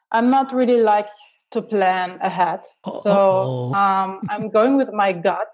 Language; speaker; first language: English; non-native, fluent; German